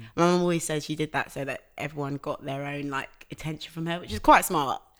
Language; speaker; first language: English; native; English